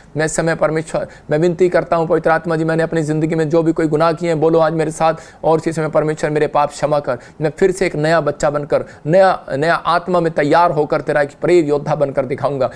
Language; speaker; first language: Hindi; native; Hindi